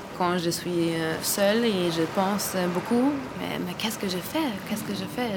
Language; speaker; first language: French; non-native, learner; German